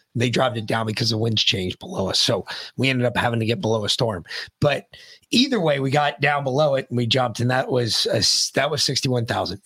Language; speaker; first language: English; native; English